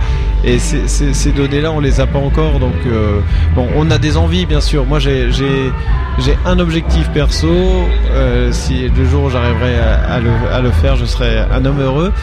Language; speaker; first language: French; native; French